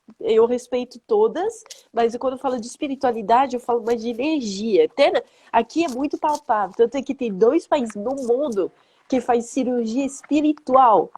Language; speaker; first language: Portuguese; non-native, fluent; French